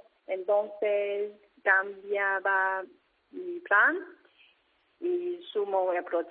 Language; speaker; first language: Spanish; non-native, learner; Cantonese